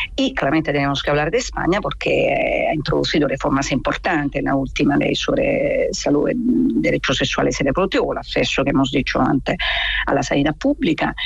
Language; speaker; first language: Spanish; non-native, fluent; Italian